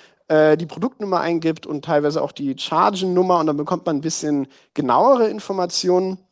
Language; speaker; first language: German; native; German